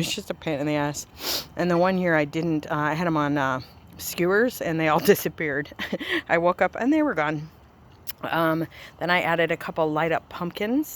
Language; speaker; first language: English; native; English